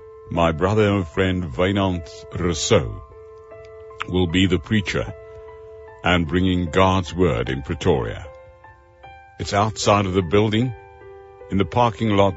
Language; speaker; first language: English; non-native, local second language; Afrikaans